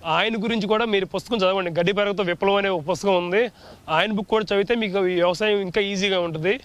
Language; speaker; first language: Telugu; native; Telugu